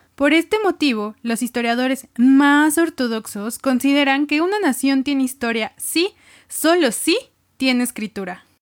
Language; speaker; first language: Spanish; native; Spanish